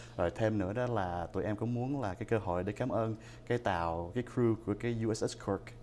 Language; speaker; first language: Vietnamese; early bilingual, heritage; Vietnamese